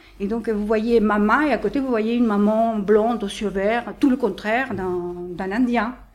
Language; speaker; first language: French; non-native, fluent; Spanish